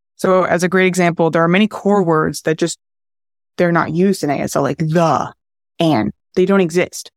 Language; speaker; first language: English; native; English